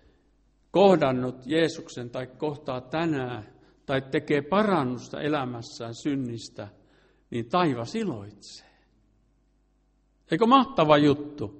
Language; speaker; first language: Finnish; native; Finnish